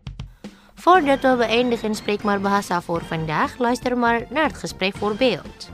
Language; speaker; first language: Dutch; non-native, learner; Indonesian